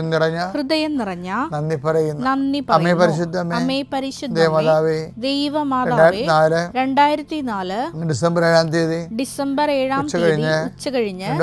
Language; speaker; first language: Malayalam; native; Malayalam